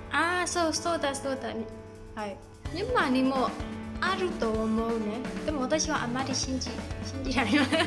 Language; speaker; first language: Japanese; non-native, learner; Burmese